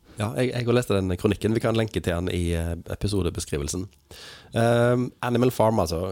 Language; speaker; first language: Norwegian; native; Norwegian